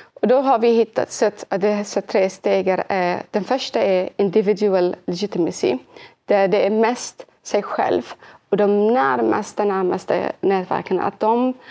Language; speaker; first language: Swedish; early bilingual, other home language; Arabic